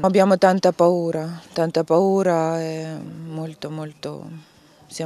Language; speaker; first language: Italian; non-native, learner; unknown